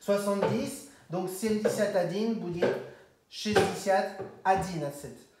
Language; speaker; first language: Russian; non-native, fluent; French